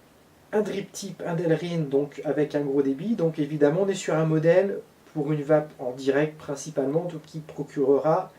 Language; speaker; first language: French; native; French